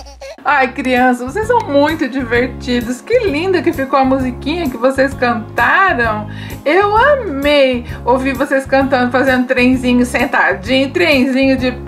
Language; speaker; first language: Portuguese; native; Portuguese